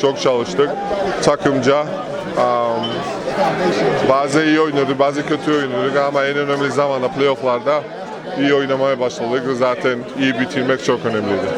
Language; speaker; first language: Turkish; non-native, fluent; Georgian